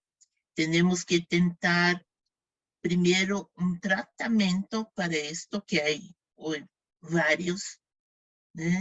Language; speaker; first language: Spanish; non-native, fluent; Portuguese